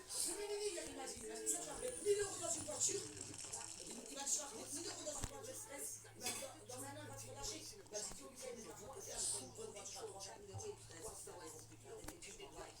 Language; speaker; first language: French; native; French